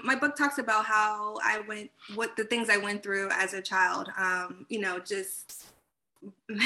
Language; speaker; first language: English; native; English